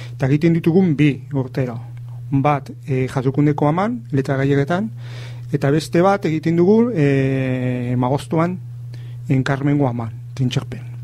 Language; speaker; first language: Basque; early bilingual, other home language; Galician